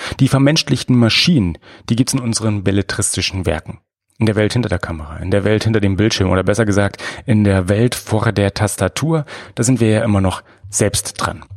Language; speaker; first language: German; native; German